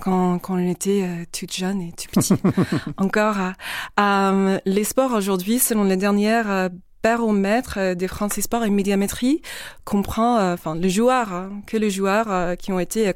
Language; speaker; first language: French; non-native, fluent; English